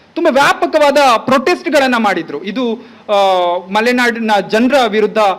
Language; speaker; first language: Kannada; native; Kannada